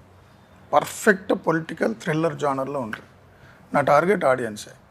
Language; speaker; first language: Telugu; native; Telugu